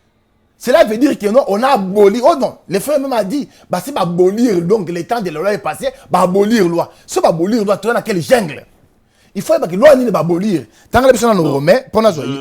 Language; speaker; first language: French; non-native, local second language; Lingala